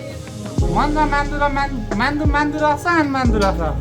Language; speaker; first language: Korean; non-native, learner; Nepali